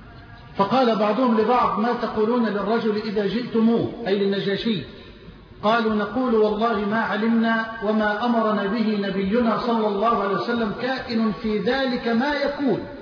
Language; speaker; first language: Arabic; native; Arabic